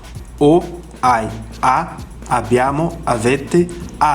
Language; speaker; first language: Italian; non-native, fluent; Portuguese